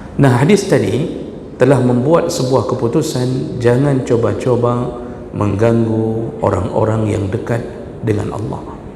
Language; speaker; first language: Malay; non-native, local second language; Achinese